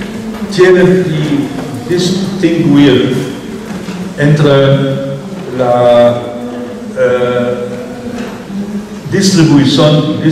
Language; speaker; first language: Spanish; non-native, fluent; German